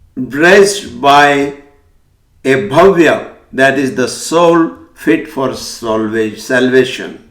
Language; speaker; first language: English; non-native, local second language; Hindi